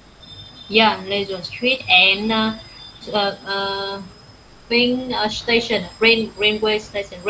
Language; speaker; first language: English; non-native, learner; Vietnamese